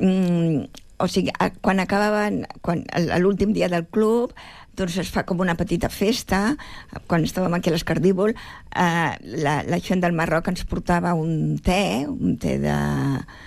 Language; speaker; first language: Catalan; native; Catalan